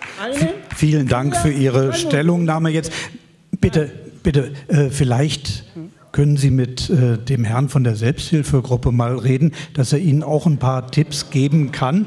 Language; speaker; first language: German; native; German